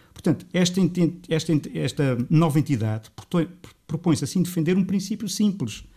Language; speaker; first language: Portuguese; native; Portuguese